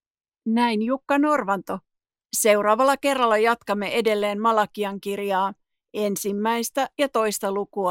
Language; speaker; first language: Finnish; native; Finnish